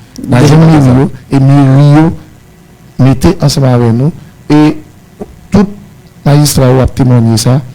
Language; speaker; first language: Haitian Creole; native; Haitian Creole